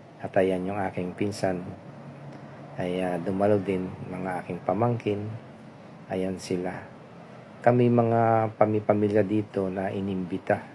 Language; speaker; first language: Filipino; non-native, local second language; Pampanga